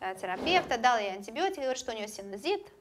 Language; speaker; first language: Romanian; non-native, local second language; Russian